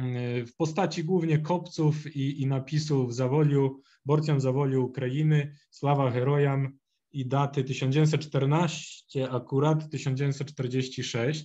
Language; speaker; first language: Polish; native; Polish